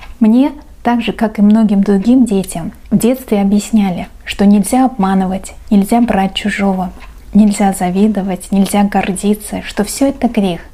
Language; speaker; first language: Russian; non-native, local second language; Uzbek